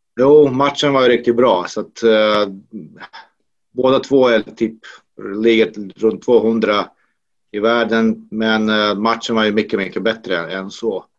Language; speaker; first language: Swedish; non-native, fluent; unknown